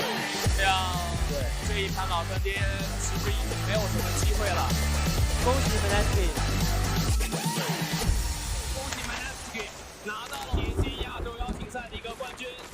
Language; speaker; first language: Chinese; native; Chinese